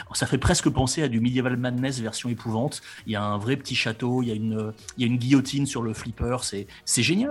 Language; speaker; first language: French; native; French